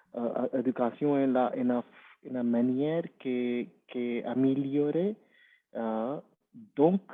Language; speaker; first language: French; non-native, learner; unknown